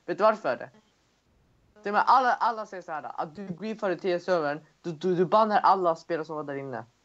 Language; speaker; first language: Swedish; native; Swedish